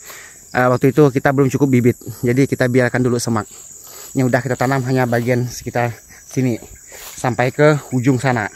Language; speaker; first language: Indonesian; native; Indonesian